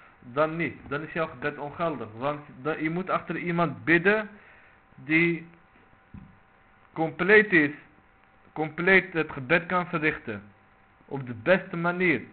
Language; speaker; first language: Dutch; non-native, local second language; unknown